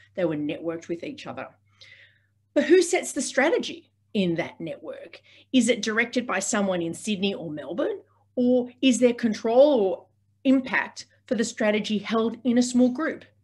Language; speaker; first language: English; native; English